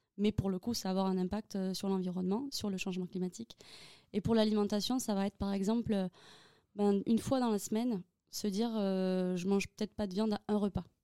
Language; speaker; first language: French; native; French